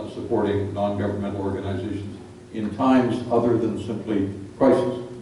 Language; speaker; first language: English; native; English